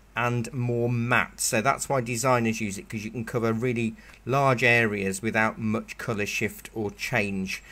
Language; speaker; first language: English; native; English